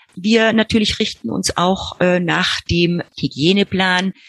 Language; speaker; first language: German; early bilingual, heritage; Spanish